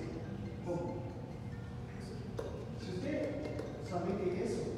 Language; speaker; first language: Spanish; non-native, learner; Portuguese